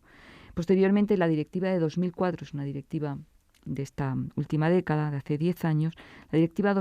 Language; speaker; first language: Spanish; native; Spanish